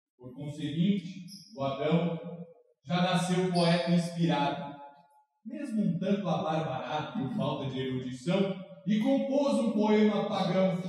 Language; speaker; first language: Portuguese; native; Portuguese